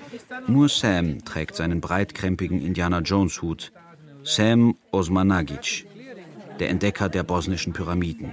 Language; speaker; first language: German; early bilingual, other home language; Bosnian